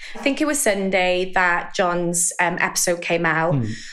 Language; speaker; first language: English; native; English